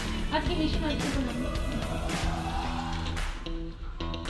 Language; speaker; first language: Korean; non-native, learner; Uzbek